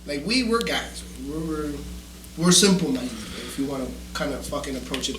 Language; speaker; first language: English; early bilingual, other home language; Spanish